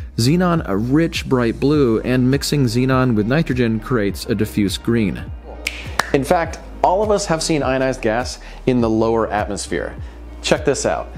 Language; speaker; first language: English; native; English